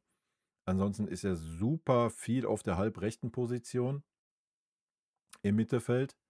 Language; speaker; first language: German; native; German